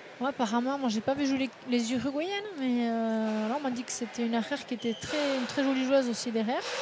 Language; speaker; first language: French; native; French